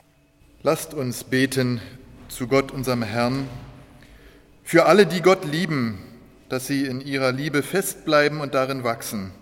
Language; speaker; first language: German; native; German